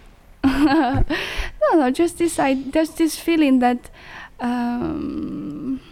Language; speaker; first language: English; non-native, fluent; Chinese